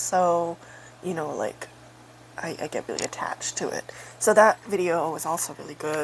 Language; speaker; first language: English; native; English